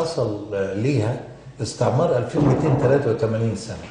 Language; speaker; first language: Arabic; native; Arabic